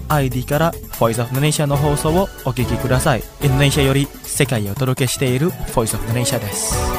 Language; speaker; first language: Japanese; non-native, fluent; Indonesian